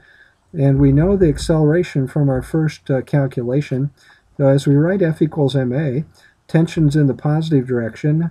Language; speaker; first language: English; native; English